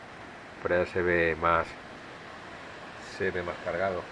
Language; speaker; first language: Spanish; native; Spanish